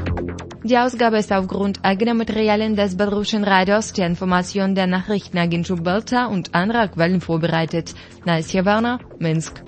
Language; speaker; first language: German; non-native, fluent; Russian